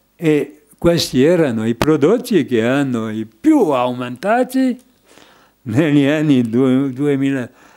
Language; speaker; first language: Italian; non-native, fluent; French